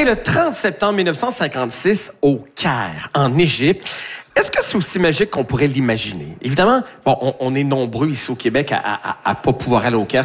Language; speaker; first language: French; native; French